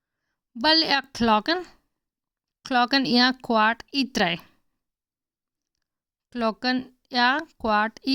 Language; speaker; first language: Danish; non-native, fluent; Hindi